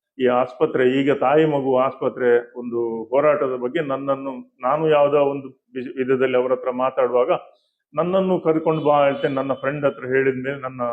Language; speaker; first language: Kannada; native; Kannada